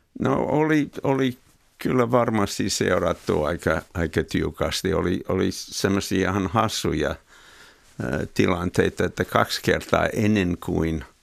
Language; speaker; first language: Finnish; non-native, fluent; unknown